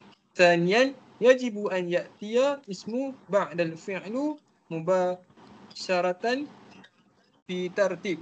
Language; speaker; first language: Arabic; non-native, learner; Malay